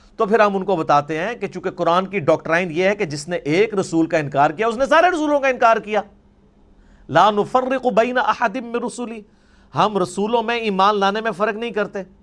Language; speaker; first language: Urdu; non-native, local second language; Punjabi